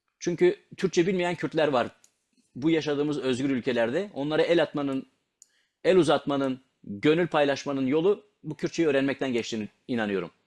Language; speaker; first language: Turkish; non-native, local second language; Kurdish